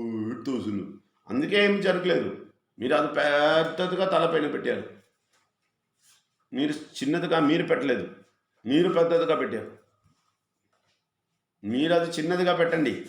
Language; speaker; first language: Telugu; non-native, fluent; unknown